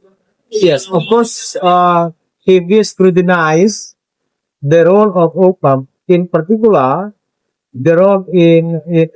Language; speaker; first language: English; non-native, fluent; Indonesian